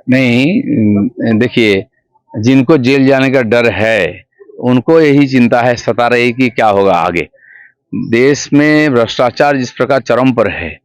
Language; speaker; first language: Hindi; non-native, local second language; Bangla